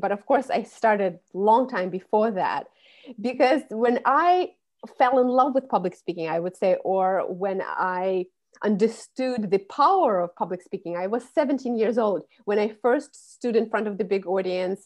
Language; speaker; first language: English; non-native, fluent; Russian